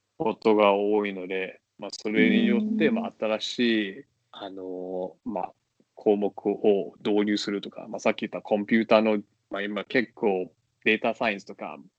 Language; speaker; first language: Japanese; non-native, fluent; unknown